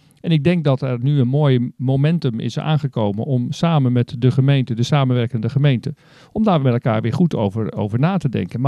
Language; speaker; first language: Dutch; native; Dutch